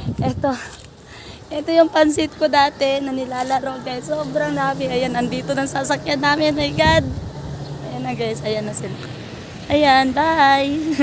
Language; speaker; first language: Filipino; non-native, local second language; Cebuano